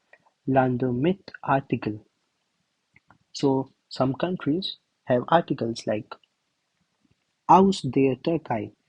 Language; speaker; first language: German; non-native, learner; Hindi